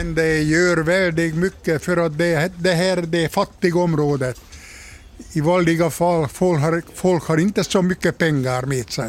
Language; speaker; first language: Swedish; non-native, fluent; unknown